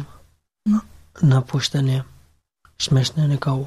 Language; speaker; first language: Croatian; non-native, learner; Pashto